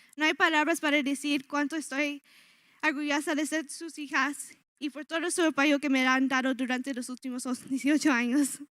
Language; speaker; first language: Spanish; early bilingual, other home language; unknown